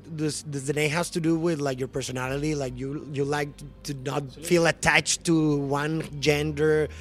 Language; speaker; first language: English; non-native, fluent; Spanish